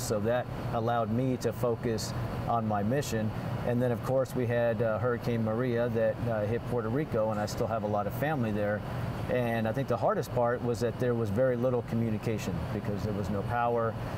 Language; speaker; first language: English; early bilingual, other home language; Spanish